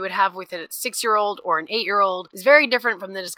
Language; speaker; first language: English; native; English